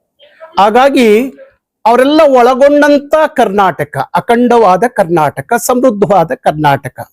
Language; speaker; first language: Kannada; native; Kannada